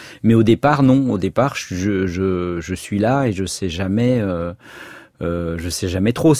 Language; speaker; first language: French; native; French